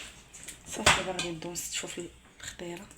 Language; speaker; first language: Arabic; native; Arabic